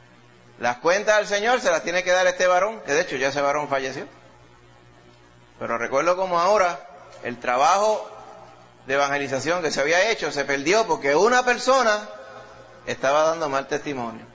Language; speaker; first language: Spanish; native; Spanish